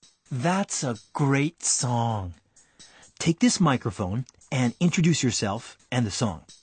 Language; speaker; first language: English; native; English